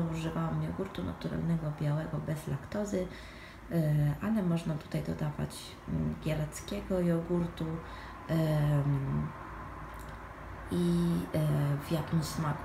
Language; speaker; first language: Polish; non-native, fluent; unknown